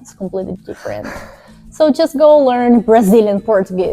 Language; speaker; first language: English; non-native, fluent; Portuguese